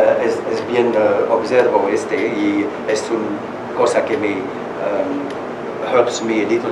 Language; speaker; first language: Spanish; non-native, learner; French